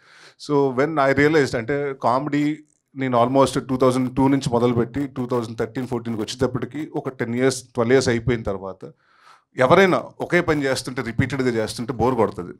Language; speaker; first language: Telugu; native; Telugu